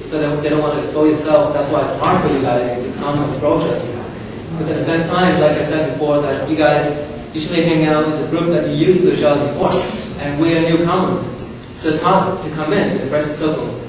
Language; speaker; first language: English; non-native, fluent; Vietnamese